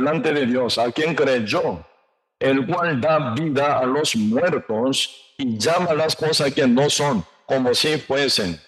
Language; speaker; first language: Spanish; non-native, learner; Korean